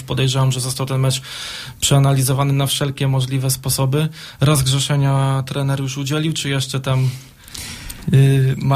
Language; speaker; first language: Polish; native; Polish